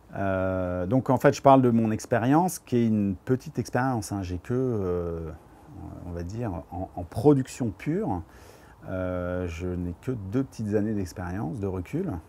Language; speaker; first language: French; native; French